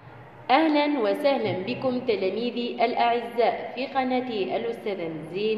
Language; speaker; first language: Arabic; native; Arabic